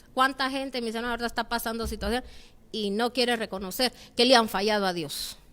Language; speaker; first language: Spanish; native; Spanish